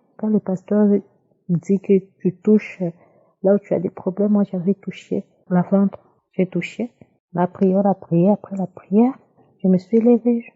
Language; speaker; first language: French; non-native, local second language; Lingala